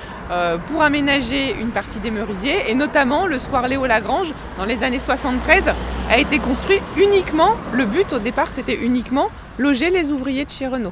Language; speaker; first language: French; native; French